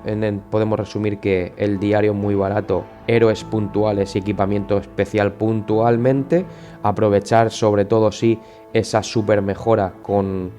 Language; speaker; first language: Spanish; native; Spanish